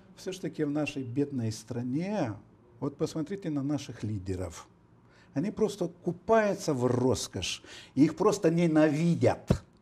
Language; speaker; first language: Russian; non-native, local second language; Romanian